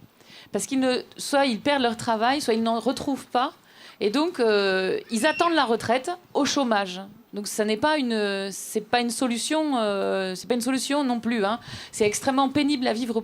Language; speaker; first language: French; native; French